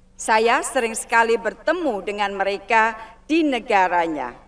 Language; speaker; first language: Indonesian; native; Indonesian